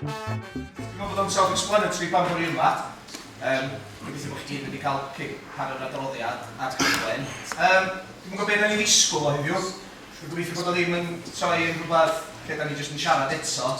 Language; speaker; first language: Welsh; native; Welsh